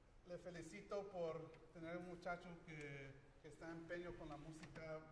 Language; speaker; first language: Spanish; early bilingual, heritage; Spanish